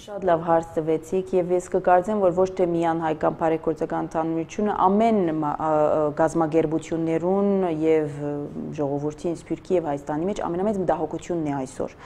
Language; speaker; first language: Armenian; early bilingual, heritage; Armenian